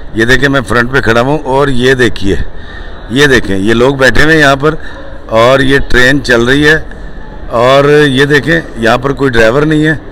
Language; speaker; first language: Urdu; non-native, local second language; Punjabi